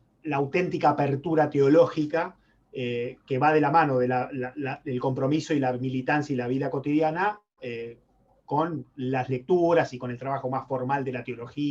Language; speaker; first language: Spanish; native; Spanish